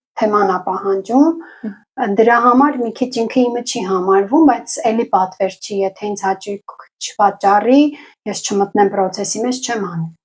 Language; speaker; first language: Armenian; native; Armenian